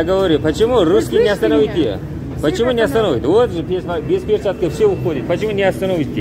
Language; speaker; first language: Russian; non-native, learner; Tajik